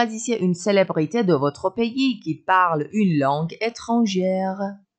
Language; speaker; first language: French; non-native, fluent; Persian